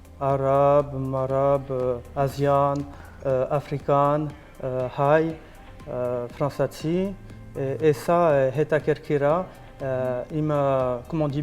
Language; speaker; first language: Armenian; non-native, learner; French